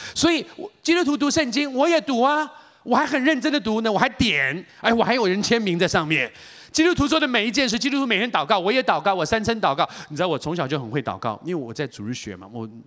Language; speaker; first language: Chinese; native; Chinese